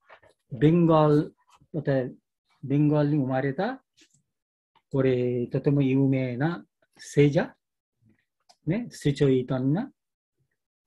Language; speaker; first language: Japanese; non-native, learner; Bangla